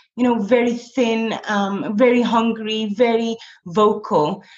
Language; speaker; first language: English; native; English